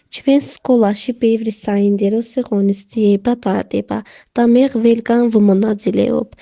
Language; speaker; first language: Georgian; non-native, local second language; Azerbaijani